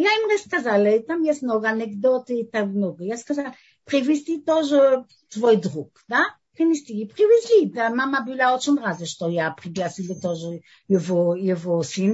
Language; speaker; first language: Russian; non-native, fluent; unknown